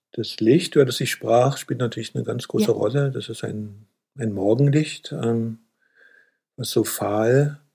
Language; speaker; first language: German; native; German